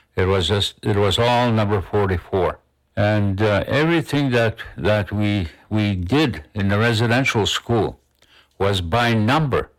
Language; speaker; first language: English; non-native, local second language; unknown